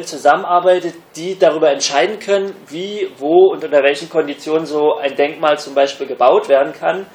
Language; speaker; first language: German; native; German